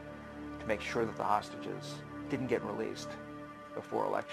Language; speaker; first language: English; native; English